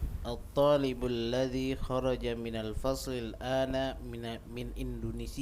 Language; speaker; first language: Arabic; non-native, learner; Indonesian